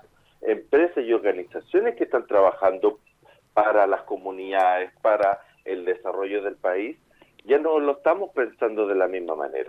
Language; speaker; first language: Spanish; native; Spanish